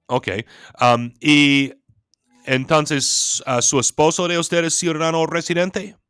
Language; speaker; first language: Spanish; non-native, fluent; English